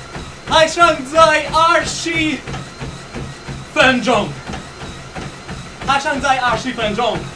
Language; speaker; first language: Chinese; non-native, learner; Russian